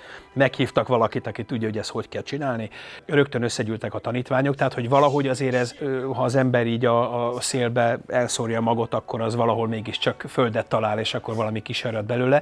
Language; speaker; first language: Hungarian; native; Hungarian